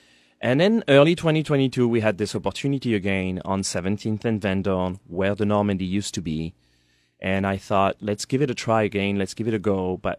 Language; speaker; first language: English; non-native, fluent; French